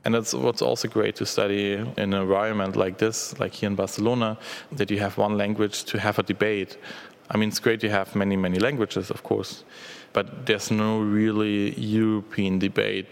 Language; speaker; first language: English; non-native, fluent; German